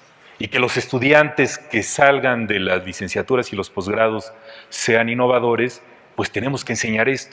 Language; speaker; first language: Spanish; native; Spanish